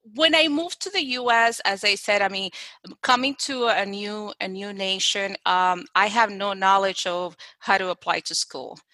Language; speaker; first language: English; non-native, fluent; Spanish